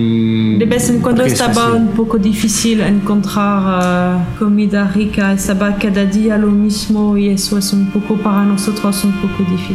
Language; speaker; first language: Spanish; non-native, fluent; French